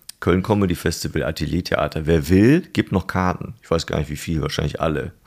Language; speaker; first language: German; native; German